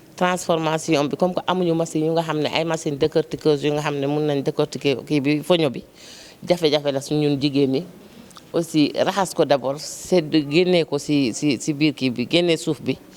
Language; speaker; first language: Wolof; non-native, local second language; Jola-Fonyi